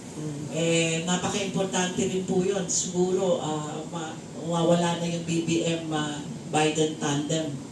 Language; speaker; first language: Filipino; native; Filipino